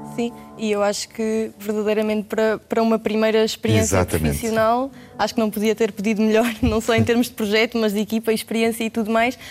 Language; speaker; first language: Portuguese; native; Portuguese